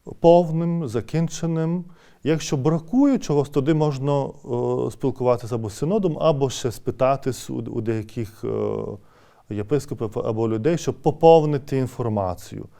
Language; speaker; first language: Ukrainian; non-native, fluent; Lithuanian